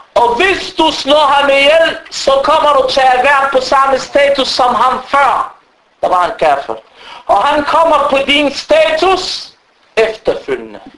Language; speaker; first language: Danish; early bilingual, other home language; Arabic